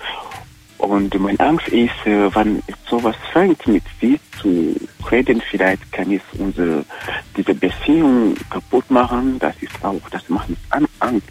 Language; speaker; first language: German; non-native, learner; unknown